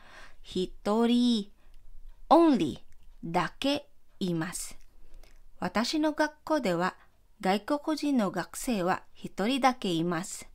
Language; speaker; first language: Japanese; non-native, fluent; Filipino